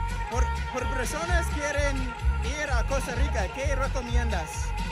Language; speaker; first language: Spanish; non-native, learner; English